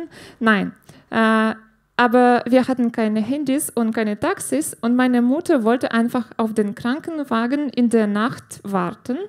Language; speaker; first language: German; non-native, fluent; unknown